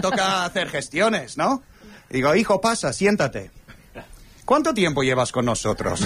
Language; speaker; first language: Spanish; non-native, fluent; English